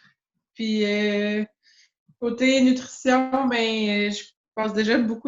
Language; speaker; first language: French; native; French